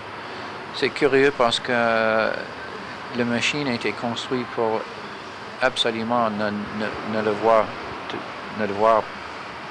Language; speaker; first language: French; non-native, fluent; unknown